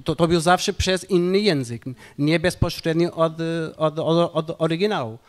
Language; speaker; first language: Polish; non-native, fluent; Portuguese